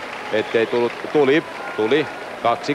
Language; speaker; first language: Finnish; native; Finnish